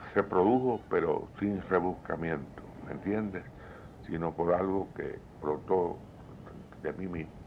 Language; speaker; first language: Spanish; native; Spanish